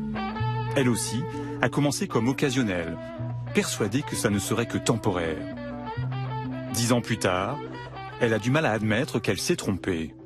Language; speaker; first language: French; native; French